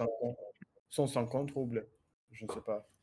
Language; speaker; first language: French; non-native, learner; Russian